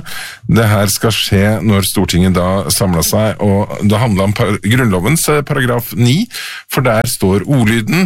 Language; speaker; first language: Norwegian; native; Norwegian